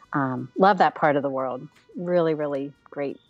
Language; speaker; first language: English; native; English